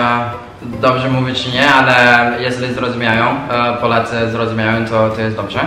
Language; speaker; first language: Polish; non-native, learner; Indonesian